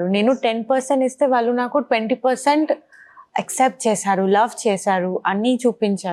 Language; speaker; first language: Telugu; non-native, local second language; Bangla